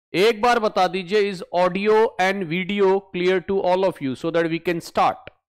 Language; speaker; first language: Hindi; native; Hindi